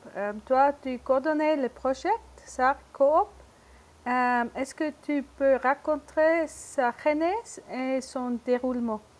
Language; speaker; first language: French; non-native, learner; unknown